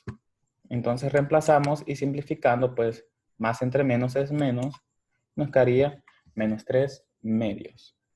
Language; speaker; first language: Spanish; native; Spanish